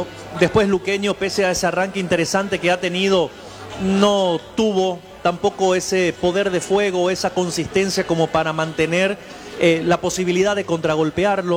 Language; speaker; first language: Spanish; native; Spanish